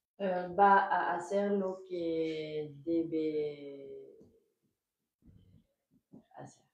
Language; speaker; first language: Spanish; non-native, learner; French